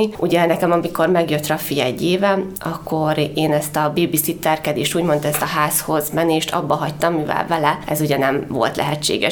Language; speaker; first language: Hungarian; native; Hungarian